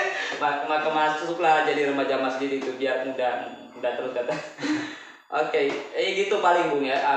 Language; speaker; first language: Indonesian; native; Indonesian